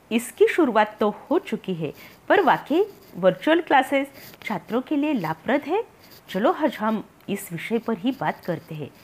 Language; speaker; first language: Hindi; non-native, local second language; Marathi